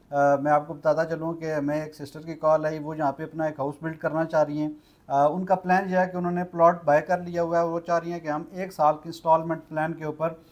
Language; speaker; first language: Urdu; non-native, local second language; Punjabi